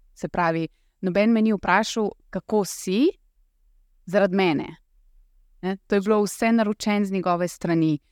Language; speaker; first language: Slovenian; early bilingual, other home language; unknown